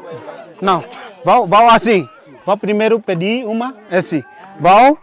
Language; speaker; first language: Portuguese; non-native, learner; Vietnamese